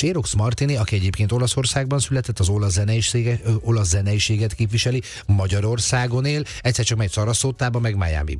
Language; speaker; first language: Hungarian; native; Hungarian